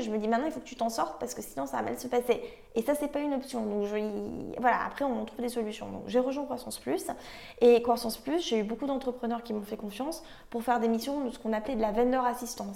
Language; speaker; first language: French; native; French